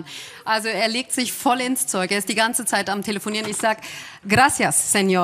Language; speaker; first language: German; native; German